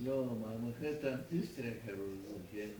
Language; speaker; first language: Hebrew; non-native, fluent; Romanian